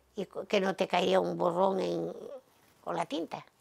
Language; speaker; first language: Spanish; native; Spanish